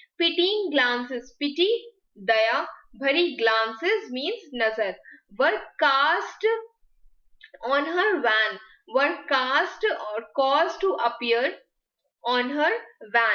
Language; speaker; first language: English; non-native, local second language; Hindi